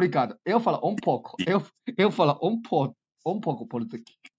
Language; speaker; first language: Portuguese; non-native, learner; Chinese